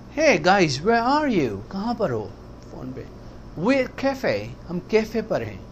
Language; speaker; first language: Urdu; non-native, local second language; Baluchi